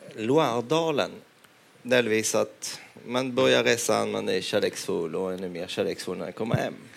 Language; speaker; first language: Swedish; non-native, fluent; French